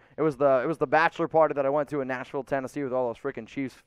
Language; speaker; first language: English; native; English